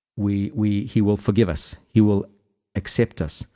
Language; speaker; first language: English; native; English